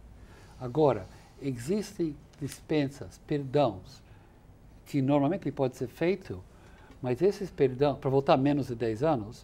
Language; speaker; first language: Portuguese; non-native, fluent; English